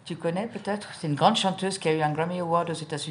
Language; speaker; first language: French; native; French